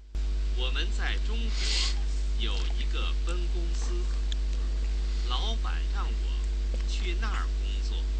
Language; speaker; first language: Chinese; non-native, fluent; English